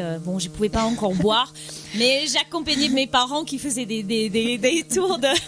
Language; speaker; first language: French; non-native, fluent; English